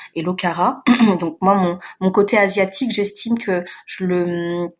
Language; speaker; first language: French; native; French